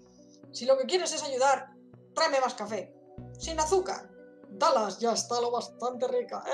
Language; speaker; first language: Spanish; native; Spanish